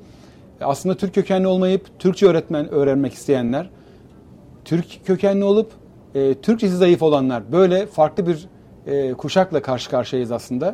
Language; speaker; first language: Turkish; native; Turkish